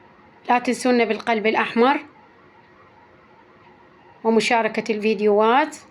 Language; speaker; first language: Arabic; native; Arabic